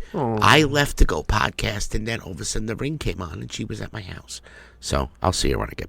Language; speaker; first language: English; native; English